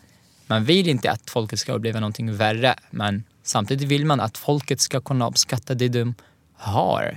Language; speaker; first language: Swedish; non-native, fluent; Arabic